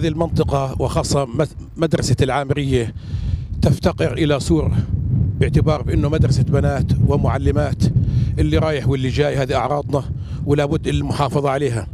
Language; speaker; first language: Arabic; native; Arabic